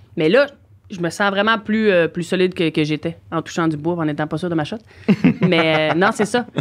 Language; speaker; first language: French; native; French